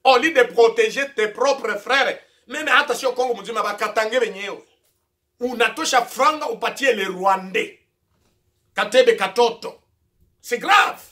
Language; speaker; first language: French; non-native, local second language; Swahili